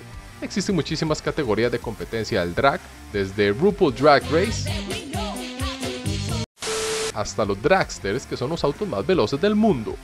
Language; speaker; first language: Spanish; native; Spanish